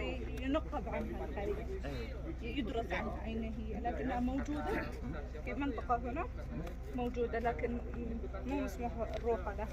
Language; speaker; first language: Arabic; native; Arabic